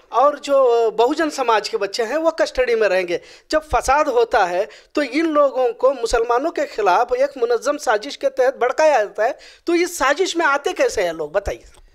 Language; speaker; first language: Urdu; native; Urdu